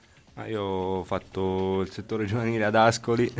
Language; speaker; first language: Italian; native; Italian